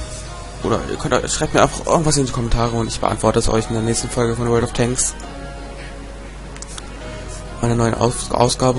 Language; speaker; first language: German; native; German